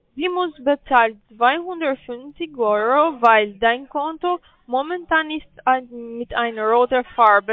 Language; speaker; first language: German; non-native, learner; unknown